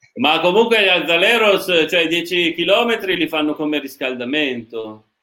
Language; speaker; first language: Italian; native; Italian